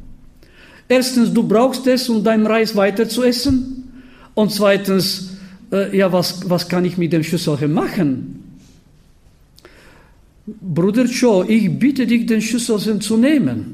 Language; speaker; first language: German; non-native, fluent; Bulgarian